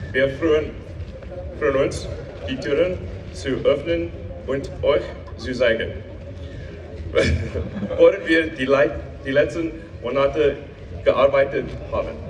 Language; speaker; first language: German; non-native, learner; English